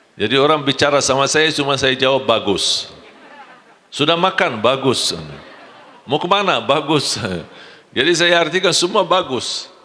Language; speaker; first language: Malay; non-native, fluent; Arabic